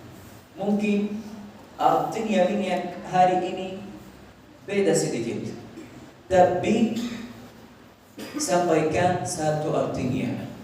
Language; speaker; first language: Indonesian; non-native, fluent; Arabic